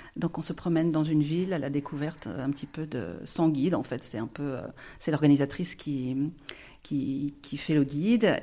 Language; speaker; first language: French; native; French